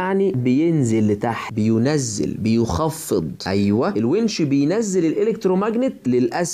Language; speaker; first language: Arabic; native; Arabic